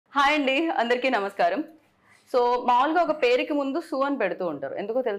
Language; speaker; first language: Telugu; native; Telugu